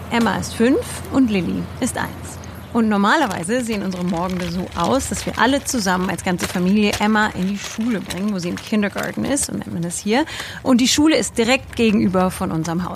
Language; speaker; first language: German; native; German